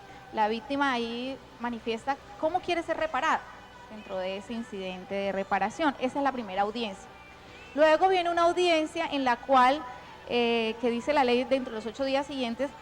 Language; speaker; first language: Spanish; native; Spanish